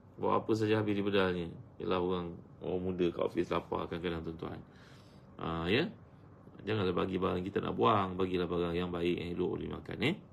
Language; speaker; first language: Malay; native; Malay